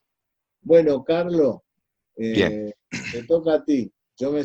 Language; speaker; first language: Spanish; native; Spanish